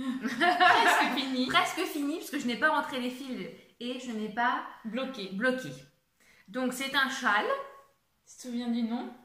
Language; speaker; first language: French; native; French